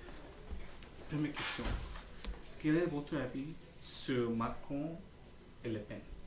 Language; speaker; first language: French; non-native, learner; English